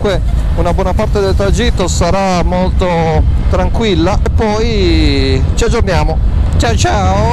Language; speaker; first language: Italian; native; Italian